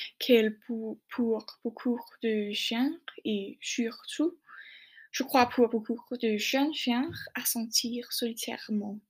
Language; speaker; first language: French; non-native, learner; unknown